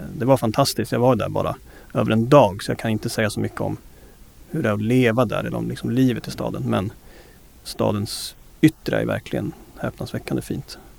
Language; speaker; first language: Swedish; native; Swedish